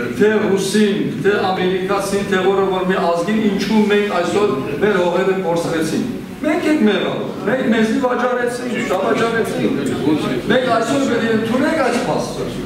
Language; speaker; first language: Armenian; non-native, fluent; Kurdish